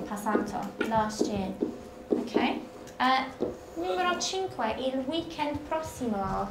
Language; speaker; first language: Italian; non-native, fluent; English